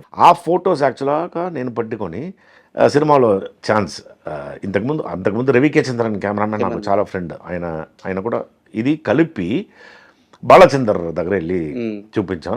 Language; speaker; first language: Telugu; non-native, fluent; Tamil